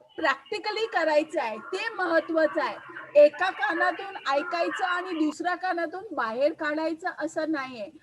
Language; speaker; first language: Marathi; non-native, local second language; Hindi